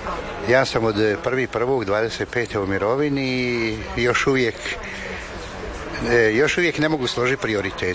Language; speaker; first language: Serbian; native; Serbian